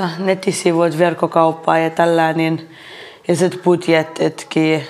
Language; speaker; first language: Finnish; non-native, fluent; Arabic